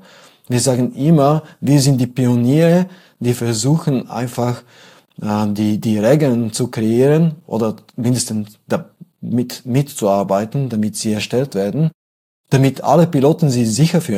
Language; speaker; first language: German; non-native, fluent; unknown